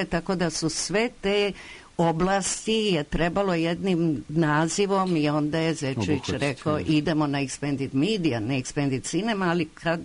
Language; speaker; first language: Croatian; native; Croatian